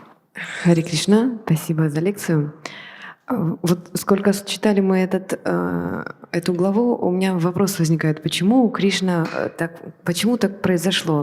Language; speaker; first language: Russian; native; Russian